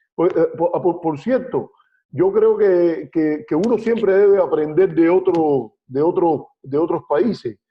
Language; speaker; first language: Spanish; native; Spanish